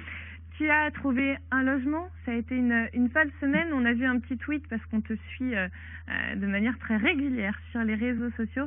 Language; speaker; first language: French; native; French